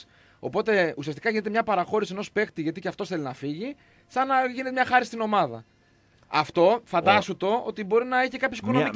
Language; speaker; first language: Greek; native; Greek